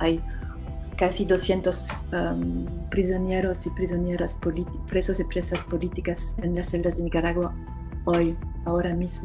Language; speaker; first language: Spanish; non-native, fluent; French